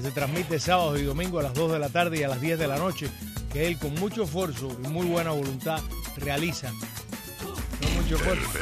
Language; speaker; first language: Spanish; native; Spanish